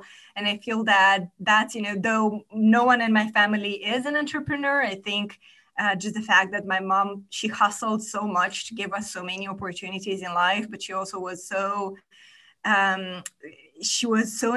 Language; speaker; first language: English; non-native, fluent; Romanian